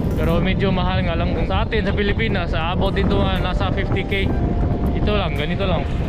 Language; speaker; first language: Filipino; non-native, local second language; Cebuano